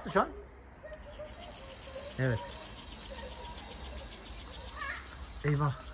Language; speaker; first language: Turkish; native; Turkish